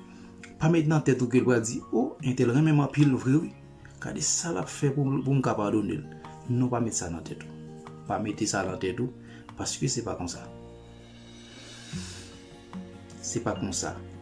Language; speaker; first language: French; non-native, local second language; Haitian Creole